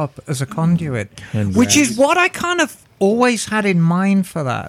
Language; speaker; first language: English; native; English